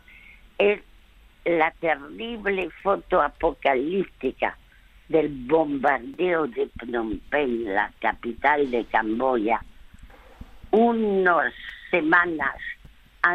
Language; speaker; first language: Spanish; early bilingual, other home language; French